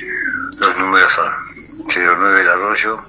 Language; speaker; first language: Spanish; native; Spanish